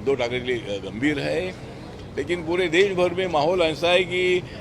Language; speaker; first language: Hindi; non-native, local second language; Marathi